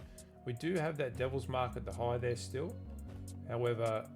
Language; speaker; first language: English; native; English